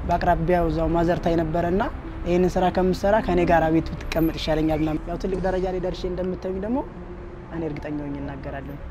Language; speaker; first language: Amharic; native; Amharic